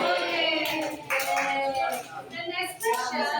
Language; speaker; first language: English; non-native, learner; Indonesian